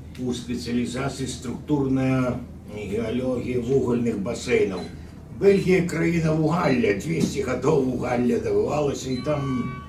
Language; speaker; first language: Belarusian; native; Belarusian